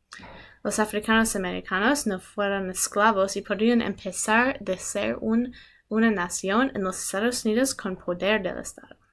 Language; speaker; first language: Spanish; non-native, learner; English